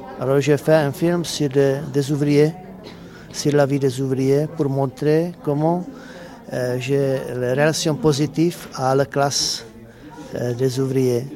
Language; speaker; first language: French; non-native, learner; Czech